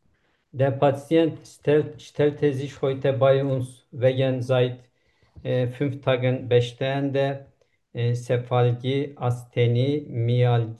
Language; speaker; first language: German; non-native, learner; Turkish